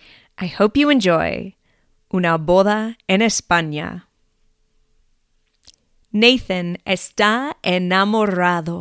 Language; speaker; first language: Spanish; non-native, fluent; English